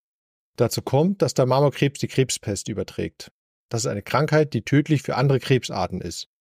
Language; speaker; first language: German; native; German